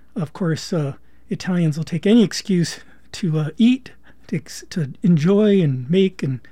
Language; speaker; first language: English; native; English